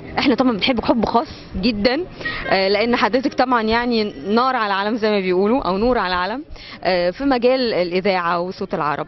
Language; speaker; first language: Arabic; native; Arabic